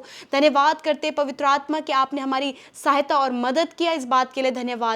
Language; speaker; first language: Hindi; native; Hindi